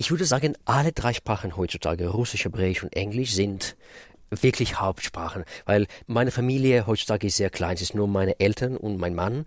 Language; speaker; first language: German; non-native, fluent; Russian